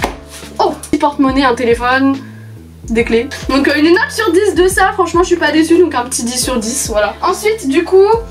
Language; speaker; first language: French; native; French